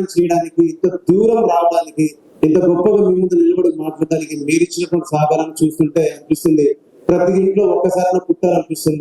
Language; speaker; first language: Telugu; native; Telugu